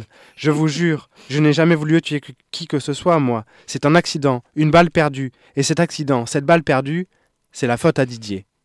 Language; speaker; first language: French; native; French